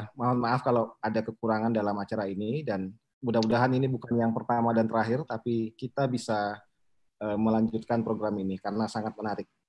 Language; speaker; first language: Indonesian; native; Indonesian